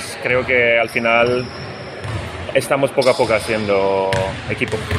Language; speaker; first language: Spanish; non-native, fluent; Swedish